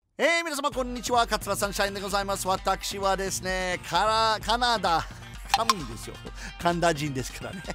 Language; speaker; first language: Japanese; non-native, fluent; English